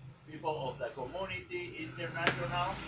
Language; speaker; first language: English; non-native, learner; Spanish